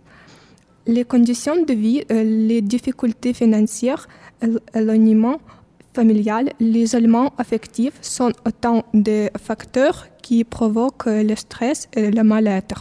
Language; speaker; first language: French; non-native, fluent; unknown